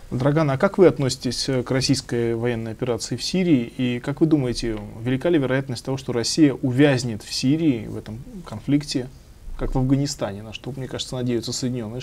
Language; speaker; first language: Russian; native; Russian